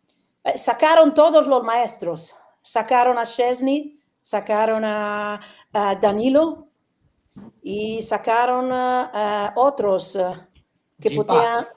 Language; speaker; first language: Spanish; non-native, learner; Italian